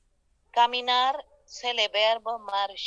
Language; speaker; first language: French; non-native, fluent; Spanish